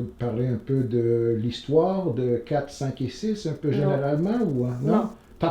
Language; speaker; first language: French; non-native, learner; English